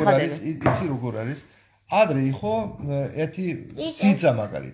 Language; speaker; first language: Georgian; non-native, learner; German